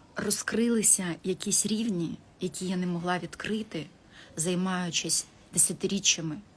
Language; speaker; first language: Ukrainian; non-native, local second language; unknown